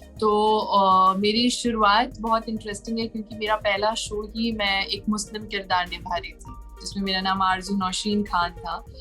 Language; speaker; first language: Hindi; native; Hindi